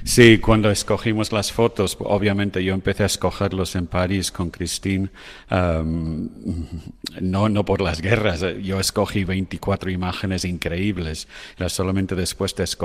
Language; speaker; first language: Spanish; non-native, fluent; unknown